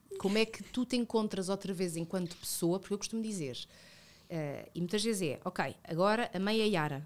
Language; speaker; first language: Portuguese; early bilingual, other home language; Spanish